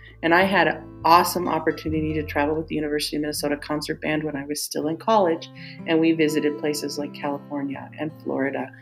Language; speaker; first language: English; native; English